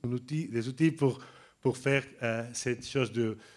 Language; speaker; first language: French; non-native, learner; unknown